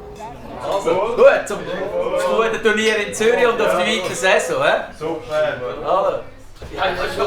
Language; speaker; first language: German; native; German